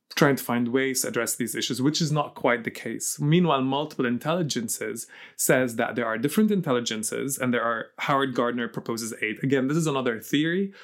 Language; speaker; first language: English; early bilingual, heritage; Arabic